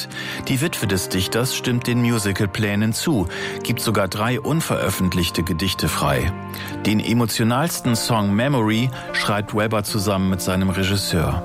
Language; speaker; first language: German; native; German